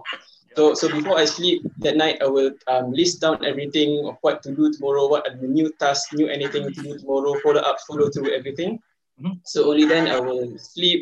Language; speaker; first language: English; non-native, local second language; Malay